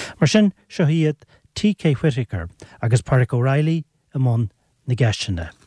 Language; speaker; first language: Irish; native; Irish